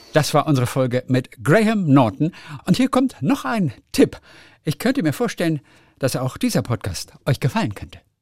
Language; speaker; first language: German; native; German